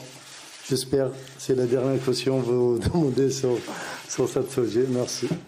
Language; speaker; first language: French; non-native, learner; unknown